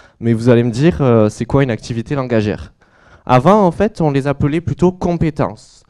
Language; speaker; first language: French; native; French